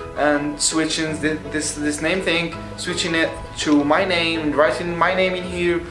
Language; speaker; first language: English; non-native, fluent; Arabic